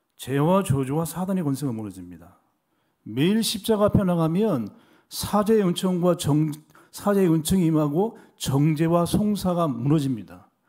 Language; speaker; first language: Korean; native; Korean